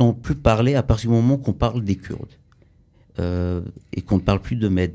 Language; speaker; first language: French; early bilingual, other home language; Kurdish